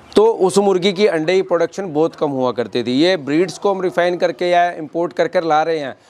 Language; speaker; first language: Hindi; native; Hindi